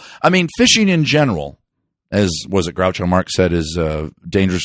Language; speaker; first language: English; native; English